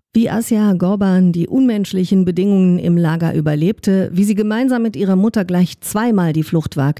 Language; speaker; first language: German; native; German